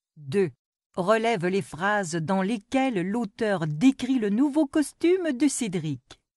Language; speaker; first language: French; non-native, local second language; Arabic